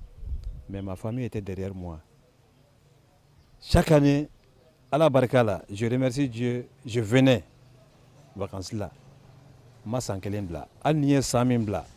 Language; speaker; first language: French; non-native, local second language; Bambara